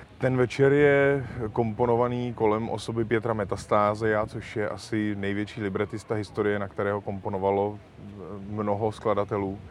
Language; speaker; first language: Czech; native; Czech